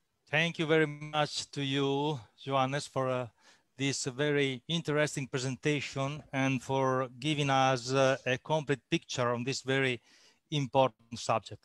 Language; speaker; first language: English; non-native, fluent; Italian